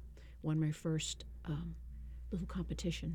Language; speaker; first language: English; native; English